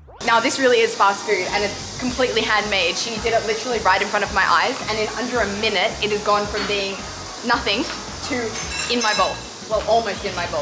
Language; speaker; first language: English; native; English